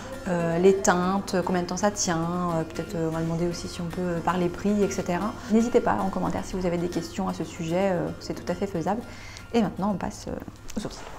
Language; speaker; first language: French; native; French